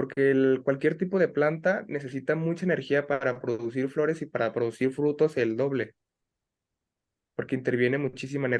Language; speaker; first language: Spanish; native; Spanish